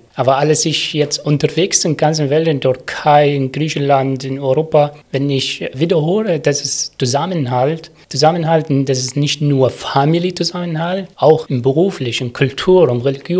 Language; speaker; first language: German; non-native, learner; Arabic